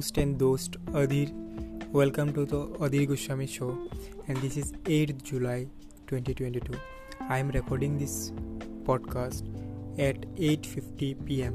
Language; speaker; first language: English; non-native, local second language; Bangla